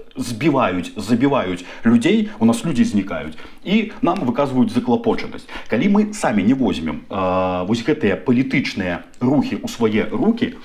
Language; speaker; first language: Belarusian; non-native, local second language; Russian